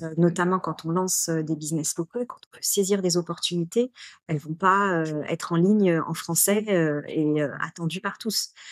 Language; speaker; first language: French; early bilingual, other home language; Arabic